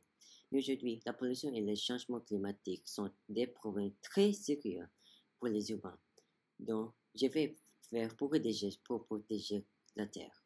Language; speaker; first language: French; non-native, learner; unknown